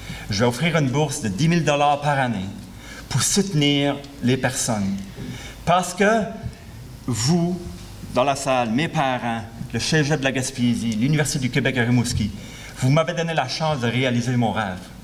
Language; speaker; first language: French; native; French